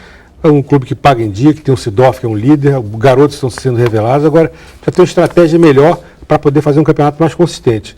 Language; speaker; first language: Portuguese; native; Portuguese